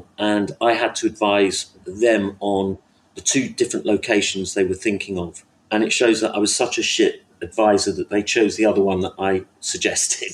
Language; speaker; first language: English; native; English